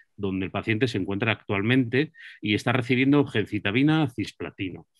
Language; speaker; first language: Spanish; native; Spanish